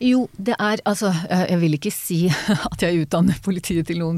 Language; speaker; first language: Norwegian; non-native, fluent; Hebrew